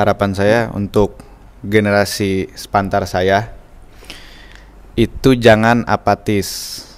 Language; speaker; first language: Indonesian; native; Indonesian